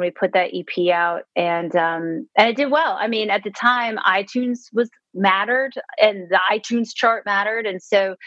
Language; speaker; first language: English; native; English